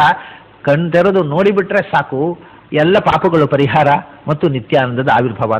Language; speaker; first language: Kannada; native; Kannada